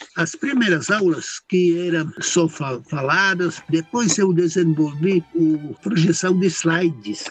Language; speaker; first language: Portuguese; non-native, fluent; Czech